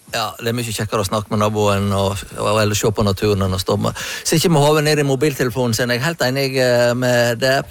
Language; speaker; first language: Norwegian; native; Norwegian